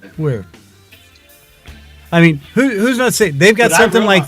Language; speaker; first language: English; native; English